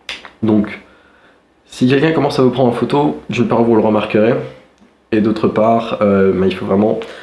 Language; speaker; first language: French; native; French